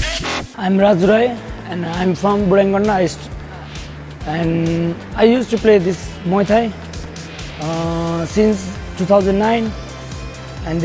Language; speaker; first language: English; non-native, local second language; Nepali